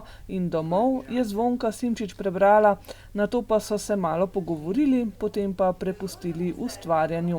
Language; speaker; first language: Slovenian; native; Slovenian